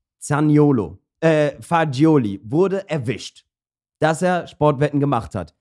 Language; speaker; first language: German; early bilingual, other home language; Turkish